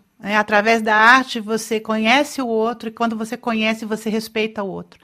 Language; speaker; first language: Portuguese; native; Portuguese